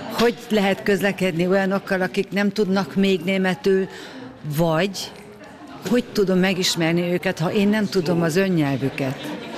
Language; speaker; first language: Hungarian; early bilingual, heritage; Hungarian